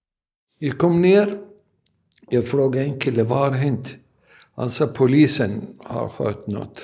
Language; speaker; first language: Swedish; non-native, learner; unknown